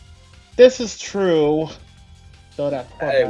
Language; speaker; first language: English; native; English